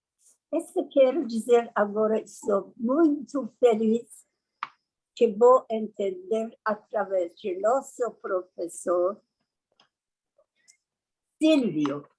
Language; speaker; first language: Portuguese; non-native, learner; Persian